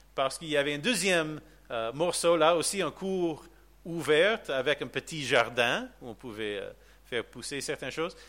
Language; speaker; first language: French; non-native, fluent; English